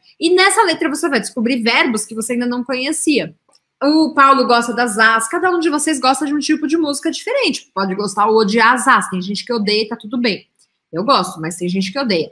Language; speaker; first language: Portuguese; native; Portuguese